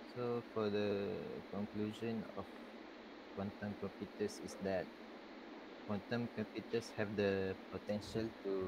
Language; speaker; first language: English; non-native, local second language; Malay